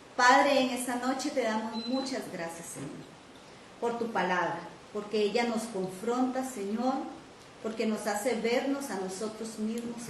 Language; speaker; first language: Spanish; native; Spanish